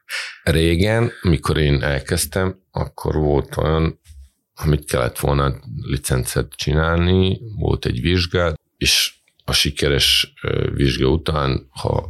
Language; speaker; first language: Hungarian; non-native, fluent; Serbian